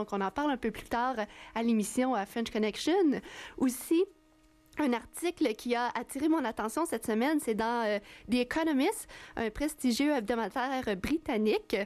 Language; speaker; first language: French; native; French